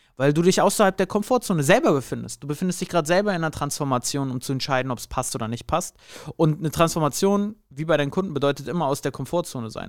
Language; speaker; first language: German; native; German